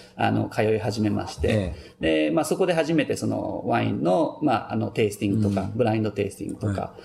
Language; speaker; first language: Japanese; native; Japanese